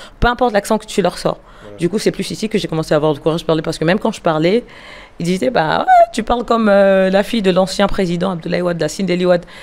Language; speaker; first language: French; non-native, local second language; Lingala